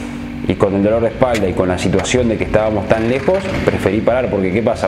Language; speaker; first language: Spanish; native; Spanish